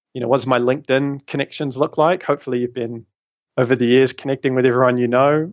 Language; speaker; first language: English; native; English